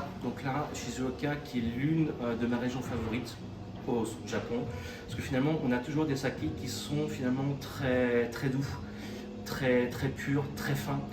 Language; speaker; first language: French; native; French